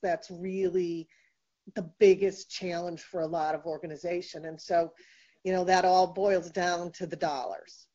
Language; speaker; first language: English; native; English